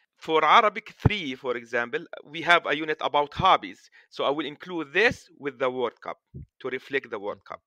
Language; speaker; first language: English; non-native, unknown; Arabic